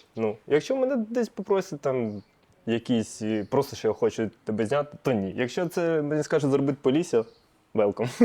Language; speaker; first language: Ukrainian; non-native, local second language; Russian